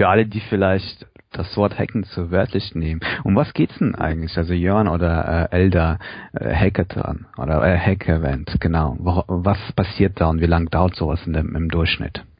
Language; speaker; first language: German; native; German